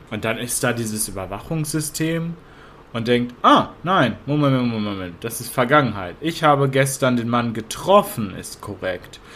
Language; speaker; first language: German; native; German